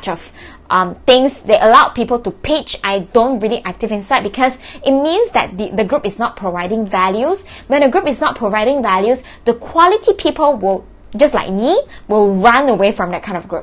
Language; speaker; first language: English; non-native, local second language; Chinese